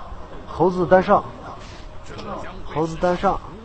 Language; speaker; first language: Chinese; native; Chinese